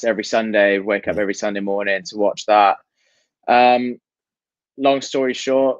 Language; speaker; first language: English; native; English